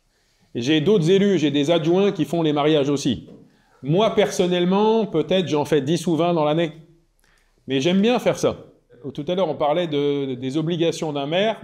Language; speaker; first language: French; native; French